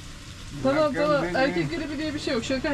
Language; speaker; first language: Turkish; native; Turkish